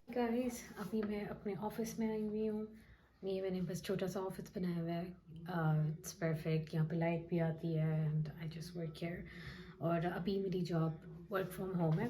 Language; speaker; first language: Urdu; native; Urdu